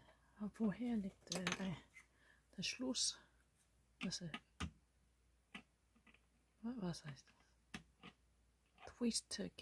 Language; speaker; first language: German; non-native, learner; Korean